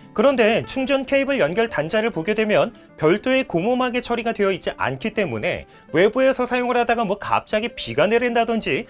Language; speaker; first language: Korean; native; Korean